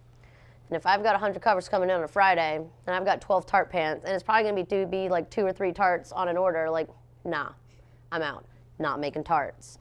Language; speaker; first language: English; native; English